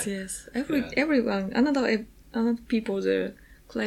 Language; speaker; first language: English; non-native, learner; Japanese